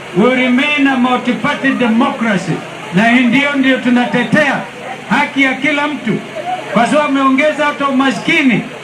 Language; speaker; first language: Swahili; non-native, local second language; Kamba